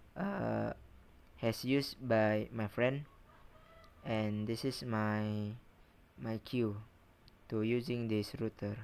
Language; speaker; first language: English; non-native, learner; Indonesian